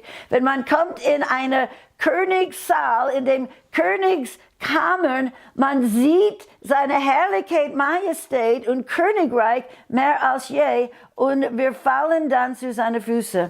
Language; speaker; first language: German; non-native, fluent; English